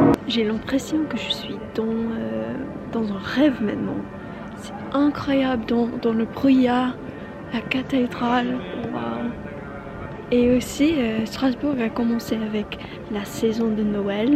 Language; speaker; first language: French; non-native, learner; English